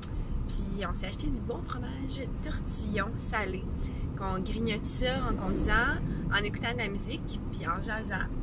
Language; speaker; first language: French; native; French